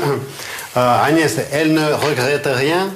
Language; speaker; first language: French; non-native, fluent; Russian